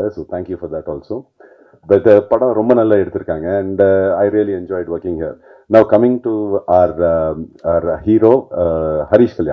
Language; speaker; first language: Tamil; non-native, fluent; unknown